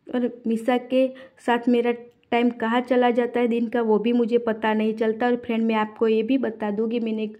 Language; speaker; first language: Hindi; non-native, local second language; Gujarati